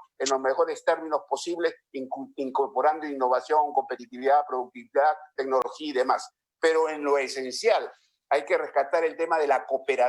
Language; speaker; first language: Spanish; native; Spanish